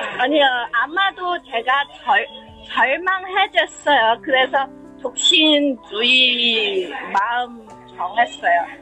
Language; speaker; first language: Korean; non-native, learner; Chinese